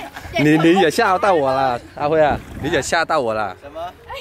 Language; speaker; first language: Chinese; non-native, learner; Vietnamese